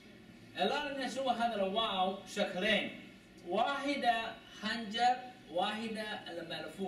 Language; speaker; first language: Arabic; non-native, learner; Chinese